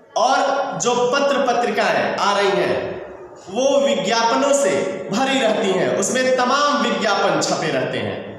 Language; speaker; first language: Hindi; native; Hindi